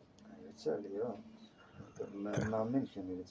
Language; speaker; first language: Hebrew; non-native, learner; English